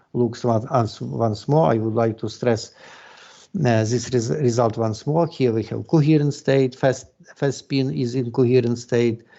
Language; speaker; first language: English; non-native, fluent; Ukrainian